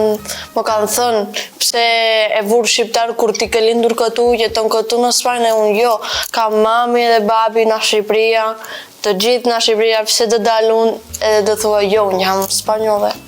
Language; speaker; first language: Albanian; early bilingual, heritage; Albanian